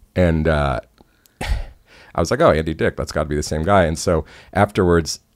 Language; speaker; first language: English; native; English